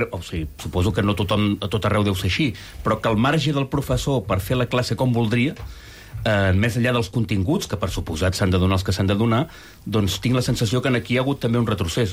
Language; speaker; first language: Catalan; native; Catalan